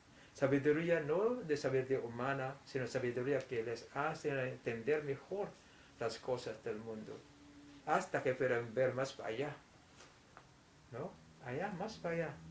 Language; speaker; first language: Spanish; non-native, fluent; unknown